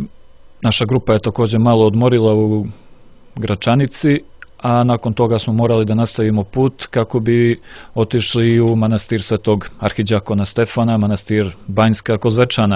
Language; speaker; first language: Croatian; native; Croatian